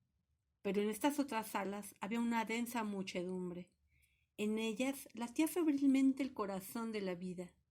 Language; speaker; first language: Spanish; native; Spanish